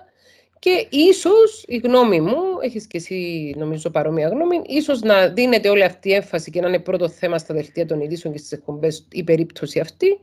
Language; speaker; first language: Greek; native; Greek